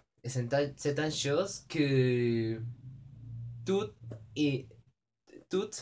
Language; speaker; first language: French; non-native, learner; Spanish